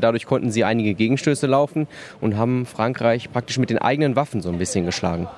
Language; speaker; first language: German; native; German